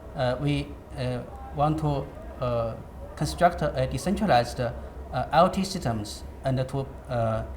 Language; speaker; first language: English; non-native, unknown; Chinese